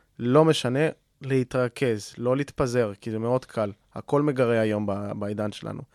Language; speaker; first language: Hebrew; non-native, fluent; Spanish